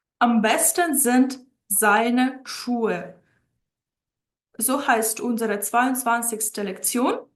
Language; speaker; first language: German; non-native, fluent; Ukrainian